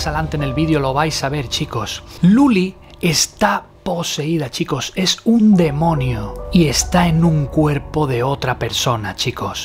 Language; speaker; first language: Spanish; native; Spanish